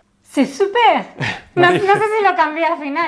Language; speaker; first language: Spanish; native; Spanish